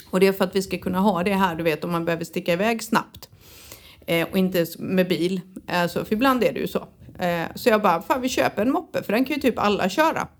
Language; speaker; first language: Swedish; native; Swedish